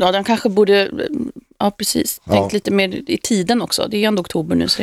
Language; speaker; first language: Swedish; native; Swedish